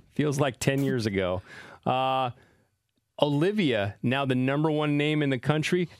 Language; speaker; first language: English; native; English